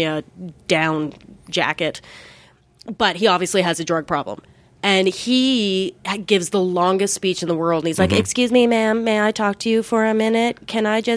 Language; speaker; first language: English; native; English